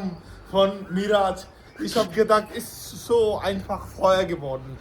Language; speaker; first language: German; non-native, learner; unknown